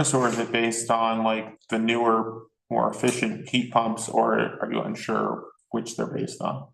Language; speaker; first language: English; native; English